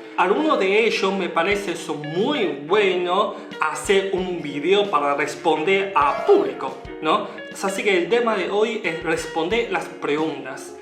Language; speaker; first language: Spanish; non-native, learner; Chinese